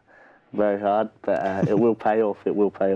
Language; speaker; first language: English; native; English